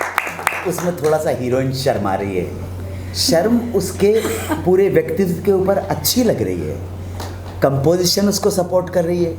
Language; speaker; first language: Hindi; native; Hindi